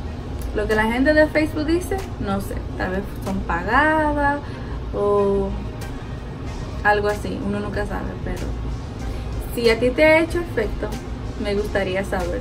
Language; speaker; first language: Spanish; early bilingual, heritage; Spanish